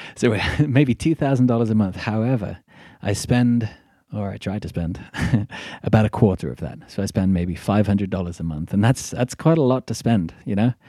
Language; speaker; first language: English; native; English